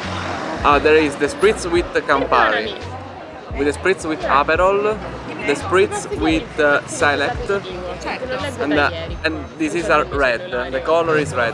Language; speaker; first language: English; non-native, learner; Italian